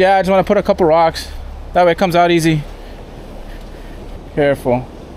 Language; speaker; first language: English; early bilingual, other home language; Spanish